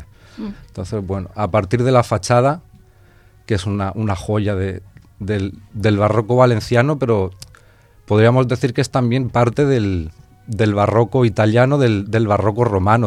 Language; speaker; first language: Spanish; native; Spanish